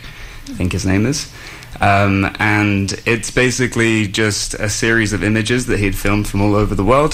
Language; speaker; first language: English; native; English